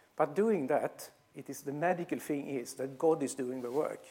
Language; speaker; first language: English; non-native, fluent; Swedish